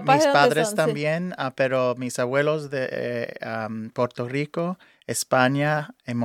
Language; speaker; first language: Spanish; early bilingual, heritage; English